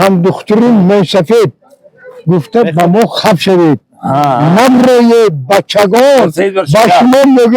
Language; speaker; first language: Persian; early bilingual, heritage; Tajik